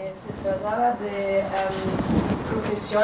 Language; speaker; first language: Spanish; non-native, fluent; German